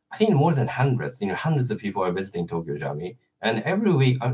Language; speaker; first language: English; non-native, fluent; Japanese